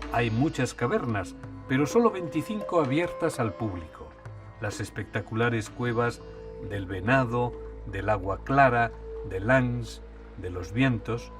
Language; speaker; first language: Spanish; native; Spanish